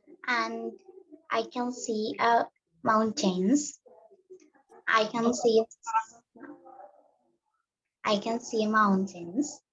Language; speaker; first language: English; non-native, learner; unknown